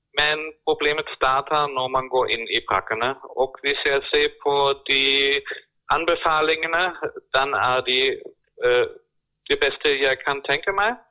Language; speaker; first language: Norwegian; non-native, fluent; German